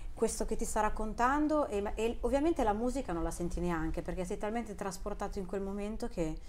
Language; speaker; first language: Italian; native; Italian